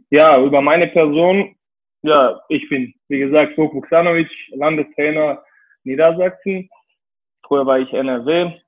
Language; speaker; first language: German; non-native, fluent; Serbian